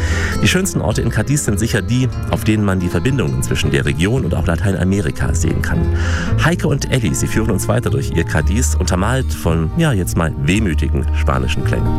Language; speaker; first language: German; native; German